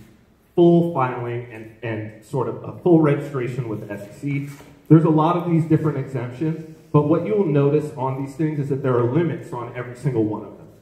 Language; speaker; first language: English; native; English